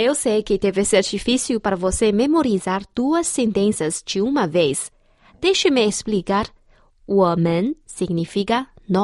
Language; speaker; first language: Portuguese; non-native, fluent; Chinese